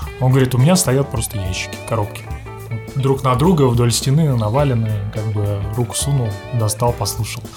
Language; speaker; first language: Russian; native; Russian